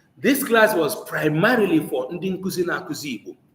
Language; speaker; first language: Igbo; native; Igbo